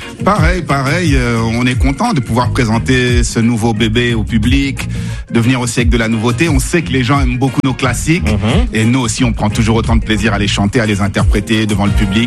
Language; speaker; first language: French; native; French